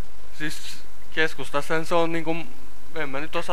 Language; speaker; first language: Finnish; native; Finnish